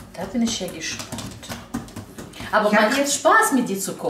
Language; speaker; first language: German; non-native, fluent; Russian